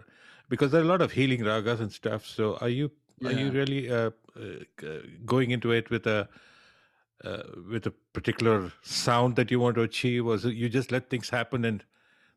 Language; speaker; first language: English; non-native, local second language; Tamil